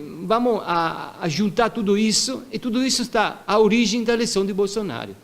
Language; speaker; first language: Portuguese; non-native, fluent; Italian